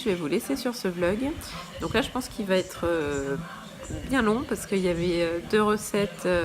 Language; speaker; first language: French; native; French